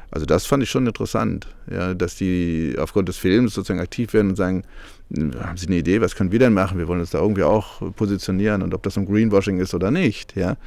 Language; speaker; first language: German; native; German